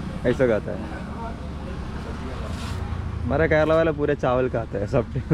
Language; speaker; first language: Hindi; non-native, local second language; Malayalam